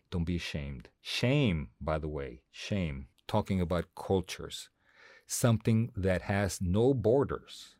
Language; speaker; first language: English; non-native, fluent; Spanish